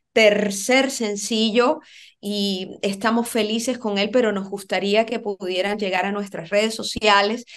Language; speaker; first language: Spanish; native; Spanish